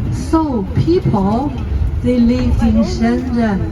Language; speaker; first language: English; non-native, learner; Chinese